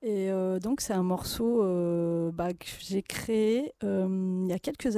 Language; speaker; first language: French; native; French